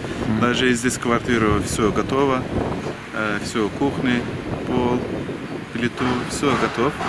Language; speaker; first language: Russian; non-native, learner; Turkish